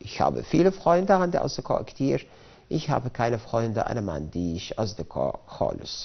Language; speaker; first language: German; non-native, fluent; Arabic